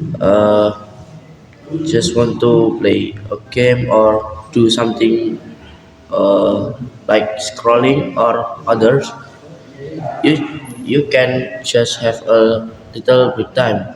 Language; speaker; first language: English; non-native, learner; Indonesian